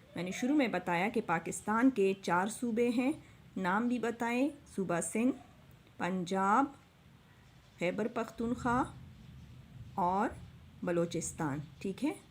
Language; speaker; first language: Urdu; non-native, local second language; Pashto